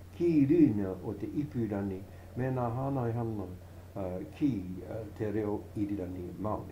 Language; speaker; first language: Māori; native; Māori